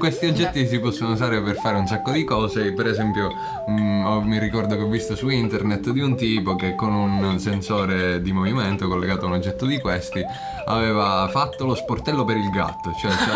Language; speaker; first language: Italian; native; Italian